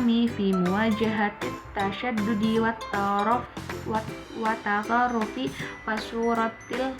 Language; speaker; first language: Arabic; non-native, learner; Indonesian